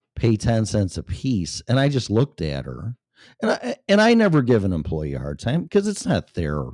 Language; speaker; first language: English; native; English